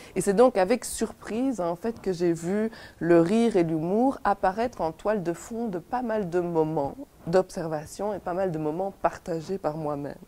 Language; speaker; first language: French; native; French